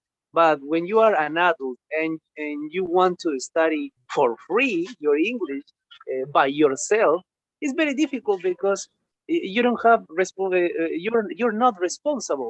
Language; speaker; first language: English; non-native, learner; Spanish